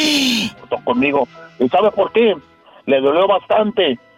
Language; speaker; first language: Spanish; native; Spanish